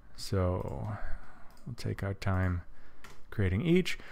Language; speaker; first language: English; native; English